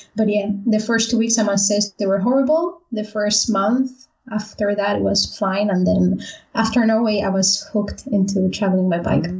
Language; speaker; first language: English; non-native, fluent; Spanish